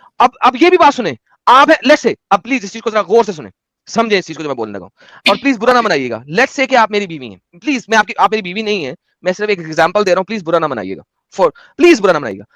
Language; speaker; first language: Hindi; native; Hindi